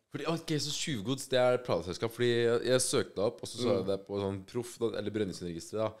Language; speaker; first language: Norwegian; native; Norwegian